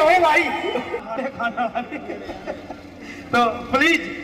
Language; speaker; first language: Hindi; native; Hindi